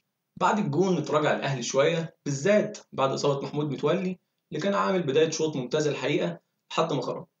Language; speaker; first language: Arabic; native; Arabic